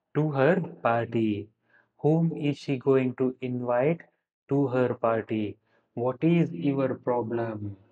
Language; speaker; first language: English; non-native, local second language; Kannada